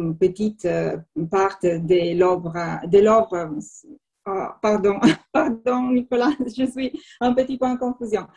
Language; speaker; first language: French; non-native, learner; Italian